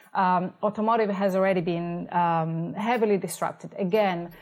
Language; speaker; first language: English; non-native, fluent; Italian